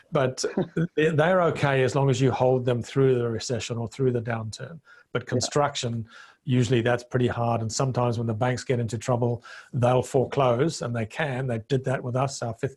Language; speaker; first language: English; non-native, local second language; Bemba